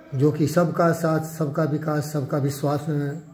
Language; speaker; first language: Hindi; native; Hindi